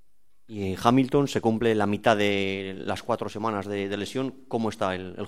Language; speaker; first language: Spanish; native; Spanish